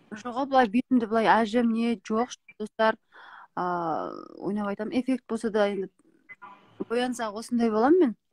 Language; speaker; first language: Kazakh; native; Kazakh